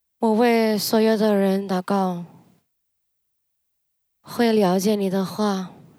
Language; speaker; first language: Chinese; early bilingual, heritage; Chinese